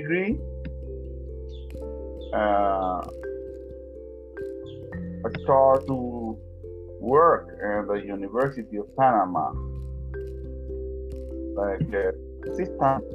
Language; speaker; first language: English; non-native, learner; Spanish